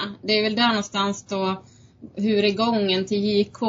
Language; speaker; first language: Swedish; native; Swedish